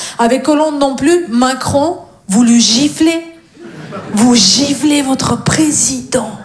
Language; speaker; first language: French; non-native, fluent; Russian